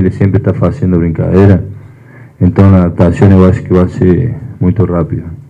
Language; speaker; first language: Portuguese; non-native, fluent; Spanish